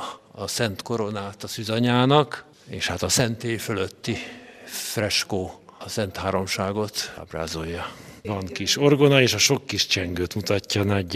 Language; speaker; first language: Hungarian; native; Hungarian